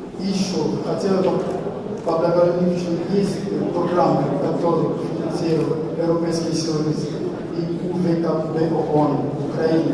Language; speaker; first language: Russian; non-native, learner; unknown